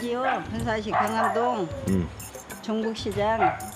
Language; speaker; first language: Korean; native; Korean